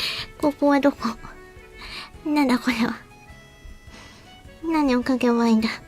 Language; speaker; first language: Japanese; native; Japanese